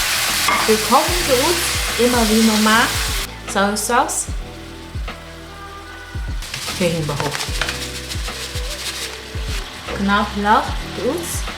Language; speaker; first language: German; non-native, learner; Chinese